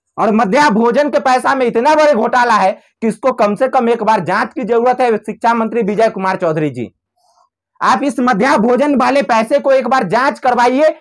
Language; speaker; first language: Hindi; native; Hindi